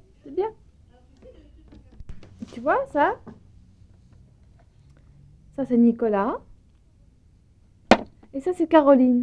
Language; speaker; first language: French; native; French